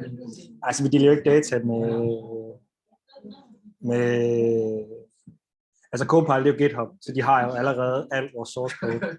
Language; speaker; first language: Danish; native; Danish